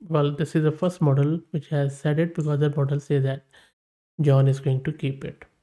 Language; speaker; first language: English; non-native, local second language; Urdu